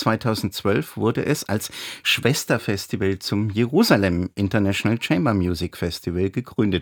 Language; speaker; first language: German; native; German